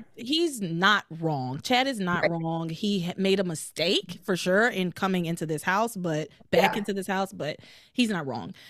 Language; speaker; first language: English; native; English